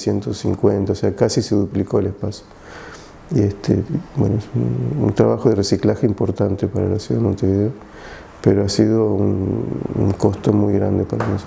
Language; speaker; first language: Spanish; native; Spanish